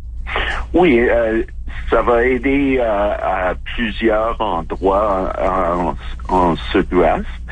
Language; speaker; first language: French; non-native, local second language; English